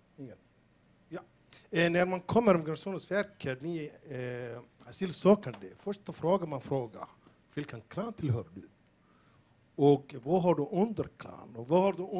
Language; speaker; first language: Swedish; non-native, learner; Somali